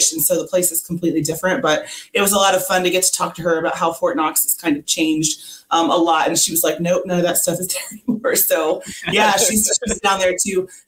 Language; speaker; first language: English; native; English